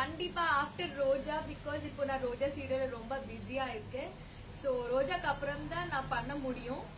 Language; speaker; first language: Tamil; non-native, learner; Telugu